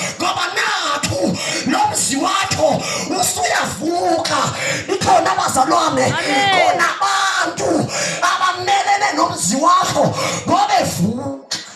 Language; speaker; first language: Zulu; non-native, local second language; Xhosa